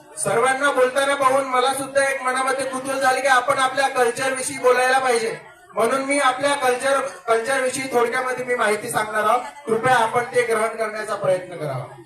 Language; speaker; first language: Marathi; non-native, local second language; Gondi